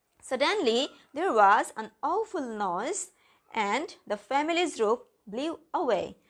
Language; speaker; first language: English; non-native, local second language; Bangla